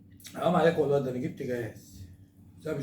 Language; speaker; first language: Arabic; native; Arabic